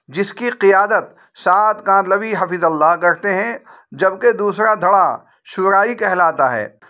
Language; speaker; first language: Hindi; native; Hindi